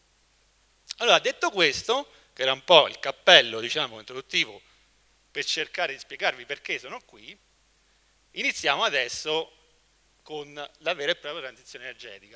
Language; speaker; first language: Italian; native; Italian